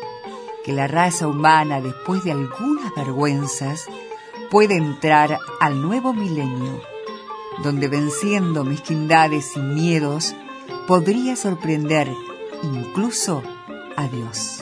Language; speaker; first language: Spanish; native; Spanish